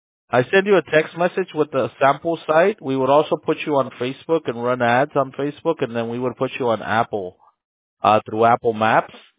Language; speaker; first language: English; early bilingual, other home language; Spanish